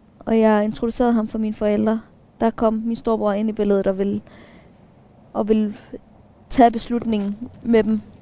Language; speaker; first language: Danish; early bilingual, other home language; Arabic